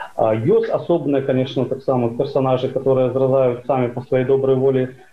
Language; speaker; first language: Russian; non-native, local second language; Belarusian